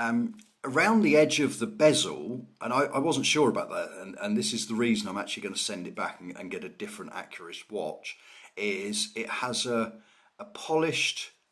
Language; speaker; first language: English; native; English